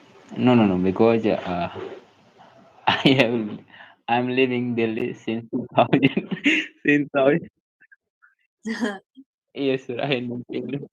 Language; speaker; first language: English; non-native, local second language; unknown